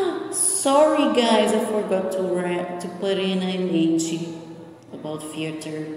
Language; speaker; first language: English; non-native, fluent; Portuguese